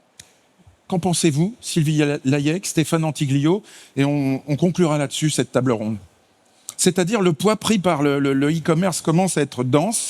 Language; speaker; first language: French; native; French